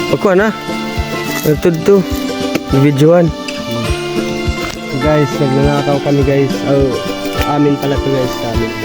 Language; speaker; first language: Filipino; non-native, local second language; Waray